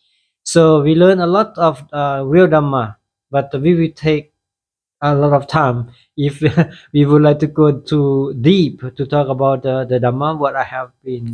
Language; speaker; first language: English; non-native, fluent; Thai